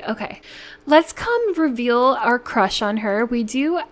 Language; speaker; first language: English; native; English